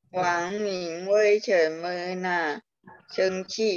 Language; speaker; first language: Chinese; non-native, learner; Thai